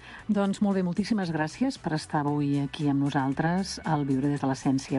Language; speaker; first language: Catalan; native; Catalan